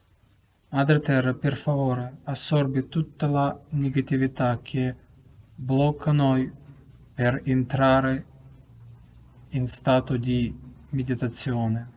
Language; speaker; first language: Italian; non-native, learner; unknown